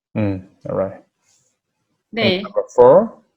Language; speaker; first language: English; non-native, fluent; Korean